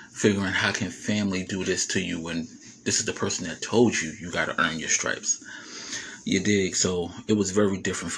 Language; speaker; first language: English; native; English